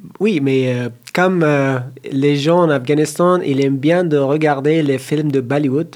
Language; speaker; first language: French; non-native, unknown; Persian